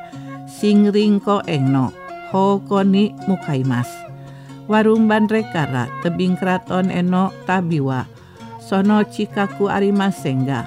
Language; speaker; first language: Japanese; non-native, fluent; Indonesian